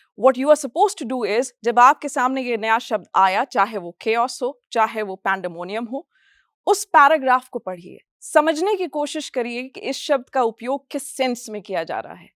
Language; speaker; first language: Hindi; non-native, fluent; English